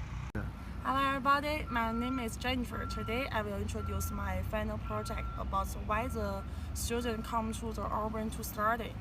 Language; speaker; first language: English; non-native, learner; Chinese